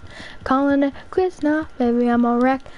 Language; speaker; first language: English; native; English